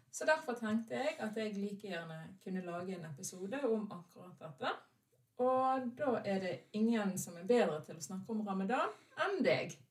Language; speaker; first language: Norwegian; early bilingual, other home language; Arabic